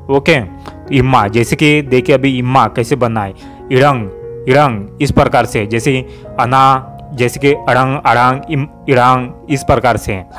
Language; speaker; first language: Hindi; non-native, local second language; Gondi